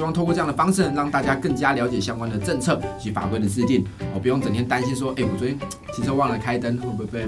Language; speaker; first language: Chinese; native; Chinese